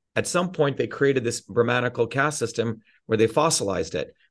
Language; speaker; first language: English; early bilingual, other home language; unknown